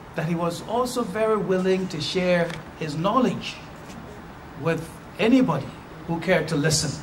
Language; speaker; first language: English; non-native, local second language; Akan